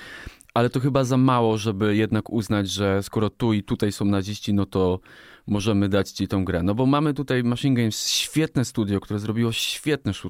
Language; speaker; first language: Polish; native; Polish